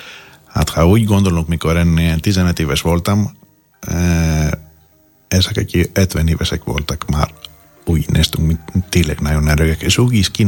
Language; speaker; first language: Hungarian; non-native, fluent; Greek